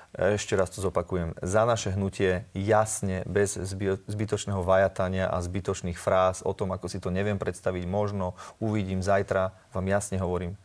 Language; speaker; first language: Slovak; native; Slovak